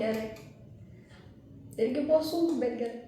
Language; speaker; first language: Lithuanian; non-native, local second language; Russian